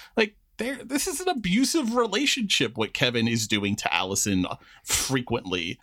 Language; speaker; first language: English; native; English